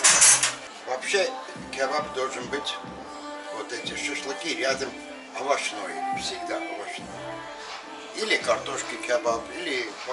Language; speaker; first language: Russian; non-native, local second language; Azerbaijani